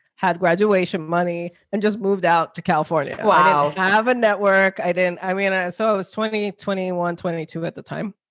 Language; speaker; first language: English; native; English